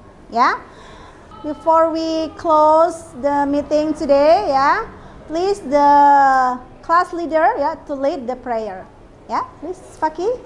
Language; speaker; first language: English; non-native, fluent; Indonesian